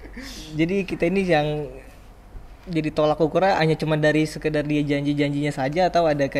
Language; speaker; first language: Indonesian; native; Indonesian